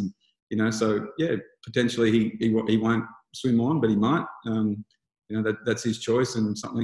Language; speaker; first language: English; native; English